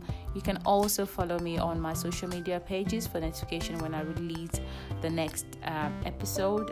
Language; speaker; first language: English; non-native, local second language; Yoruba